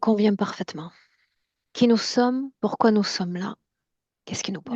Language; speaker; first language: French; native; French